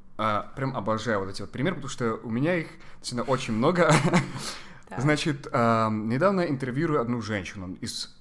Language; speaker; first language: Russian; non-native, fluent; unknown